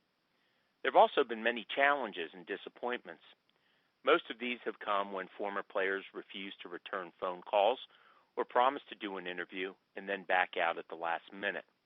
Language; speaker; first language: English; native; English